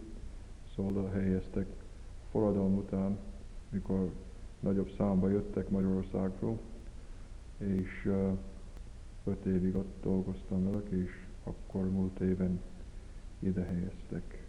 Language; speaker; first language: Hungarian; early bilingual, heritage; Hungarian